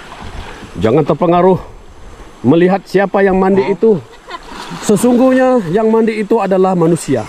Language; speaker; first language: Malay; non-native, local second language; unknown